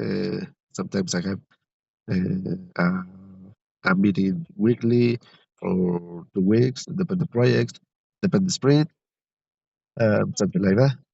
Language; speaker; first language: English; non-native, learner; Spanish